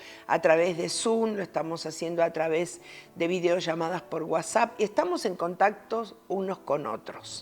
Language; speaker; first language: Spanish; native; Spanish